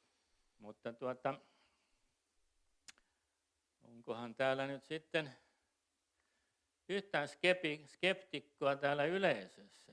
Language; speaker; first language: Finnish; native; Finnish